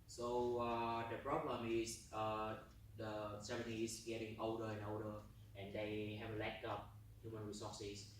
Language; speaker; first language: English; non-native, learner; Vietnamese